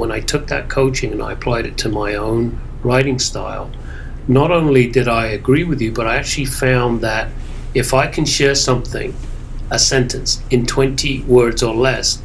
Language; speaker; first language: English; native; English